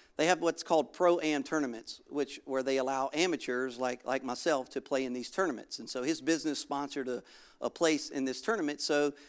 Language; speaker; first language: English; native; English